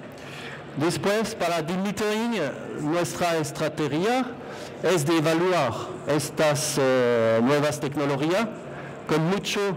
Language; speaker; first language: Spanish; non-native, fluent; French